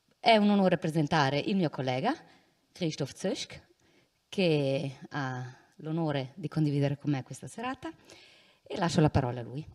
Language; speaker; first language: Italian; native; Italian